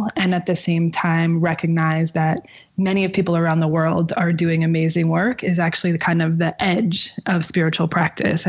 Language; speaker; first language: English; native; English